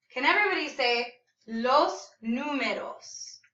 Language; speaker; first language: Spanish; non-native, learner; English